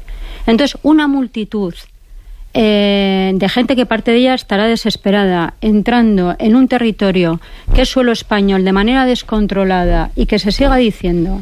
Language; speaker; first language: Spanish; native; Spanish